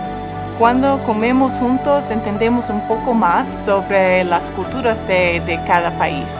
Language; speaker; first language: Spanish; non-native, fluent; English